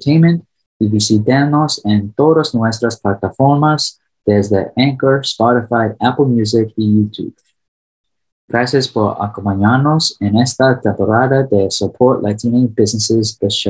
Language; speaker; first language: Spanish; early bilingual, heritage; English